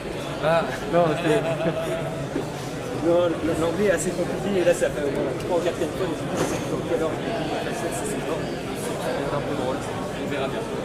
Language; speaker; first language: French; native; French